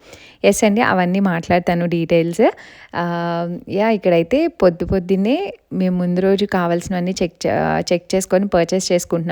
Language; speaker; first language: Telugu; native; Telugu